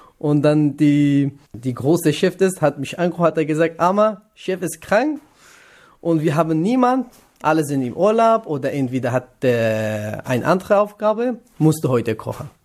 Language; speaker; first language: German; non-native, learner; Kurdish